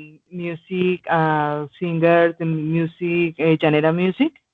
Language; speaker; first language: English; non-native, learner; Spanish